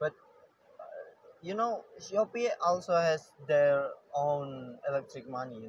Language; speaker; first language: English; non-native, learner; Indonesian